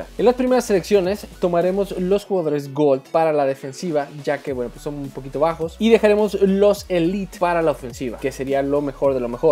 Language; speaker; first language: Spanish; native; Spanish